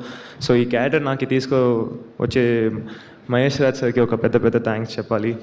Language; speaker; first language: Telugu; non-native, learner; Tamil